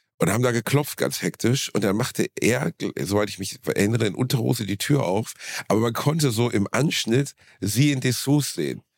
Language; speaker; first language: German; native; German